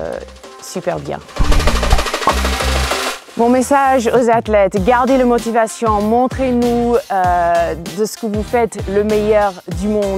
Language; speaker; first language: French; non-native, fluent; English